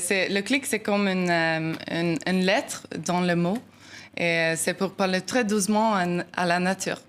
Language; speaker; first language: French; non-native, learner; Norwegian